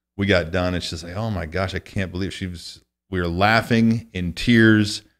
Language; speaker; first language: English; native; English